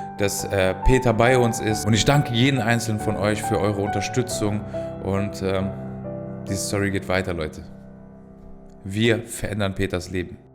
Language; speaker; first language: German; native; German